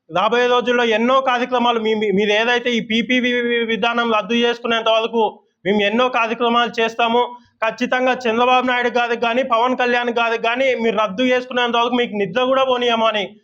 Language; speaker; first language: Telugu; native; Telugu